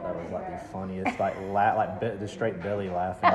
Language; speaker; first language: English; native; English